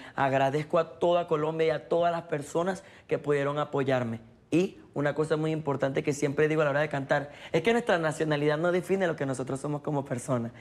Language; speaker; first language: Spanish; native; Spanish